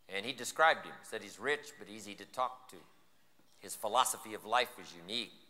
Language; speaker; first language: English; native; English